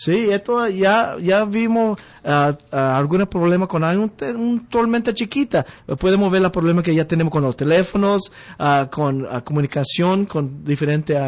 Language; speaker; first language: Spanish; early bilingual, heritage; Spanish